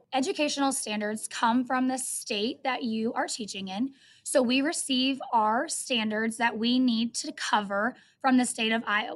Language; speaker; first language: English; native; English